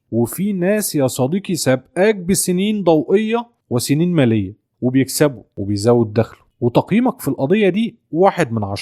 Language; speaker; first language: Arabic; native; Arabic